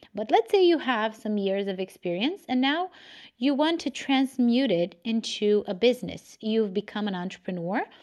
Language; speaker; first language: English; non-native, fluent; Romanian